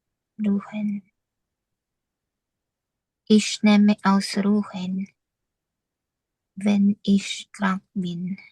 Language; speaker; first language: German; non-native, learner; Filipino